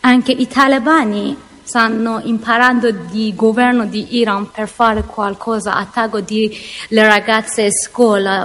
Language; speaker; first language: Italian; non-native, learner; Persian